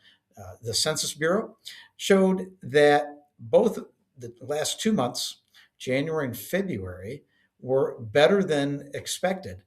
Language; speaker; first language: English; native; English